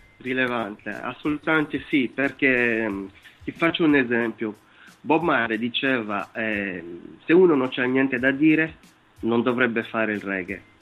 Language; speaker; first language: Italian; non-native, fluent; Wolof